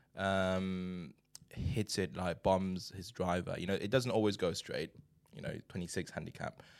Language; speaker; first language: English; non-native, fluent; Chinese